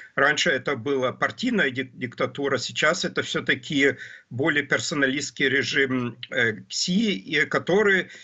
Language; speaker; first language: Russian; non-native, fluent; German